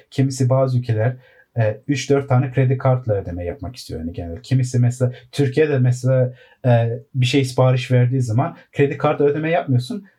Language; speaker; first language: Turkish; early bilingual, heritage; Turkish